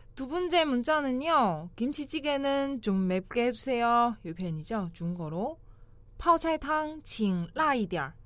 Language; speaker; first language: Korean; non-native, fluent; Chinese